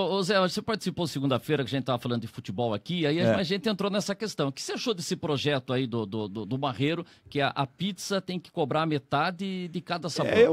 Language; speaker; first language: Portuguese; native; Portuguese